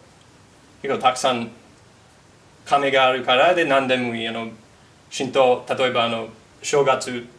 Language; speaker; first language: Japanese; non-native, fluent; English